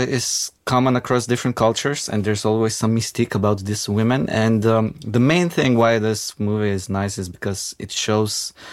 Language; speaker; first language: English; non-native, fluent; Macedonian